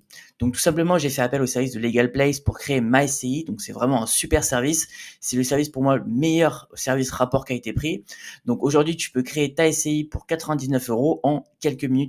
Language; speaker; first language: French; native; French